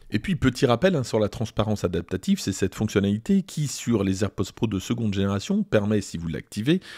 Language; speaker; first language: French; native; French